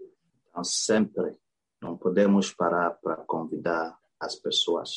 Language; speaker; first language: Portuguese; non-native, learner; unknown